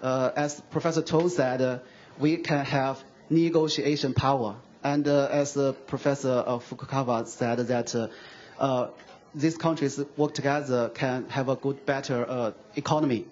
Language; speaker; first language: English; non-native, fluent; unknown